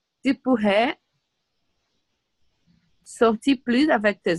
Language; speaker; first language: French; non-native, learner; Portuguese